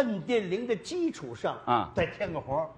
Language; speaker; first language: Chinese; native; Chinese